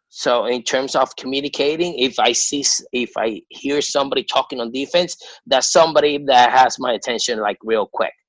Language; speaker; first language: English; non-native, fluent; Spanish